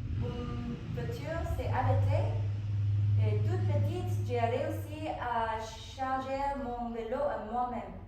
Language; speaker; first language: French; non-native, learner; Korean